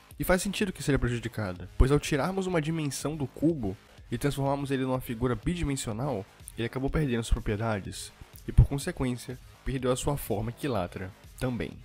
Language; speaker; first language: Portuguese; native; Portuguese